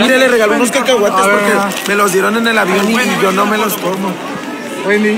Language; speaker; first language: Spanish; native; Spanish